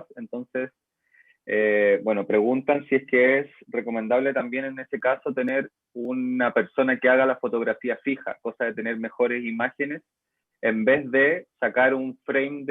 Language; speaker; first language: Spanish; native; Spanish